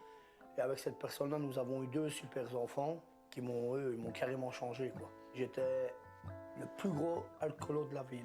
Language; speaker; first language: French; native; French